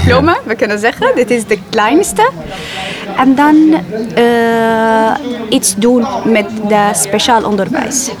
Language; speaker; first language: Dutch; non-native, learner; Arabic